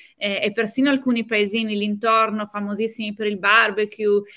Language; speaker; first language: Italian; native; Italian